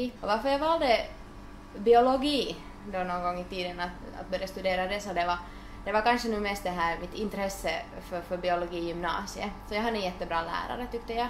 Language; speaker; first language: Swedish; non-native, local second language; Finnish